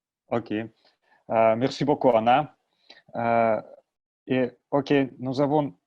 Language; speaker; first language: French; non-native, learner; Russian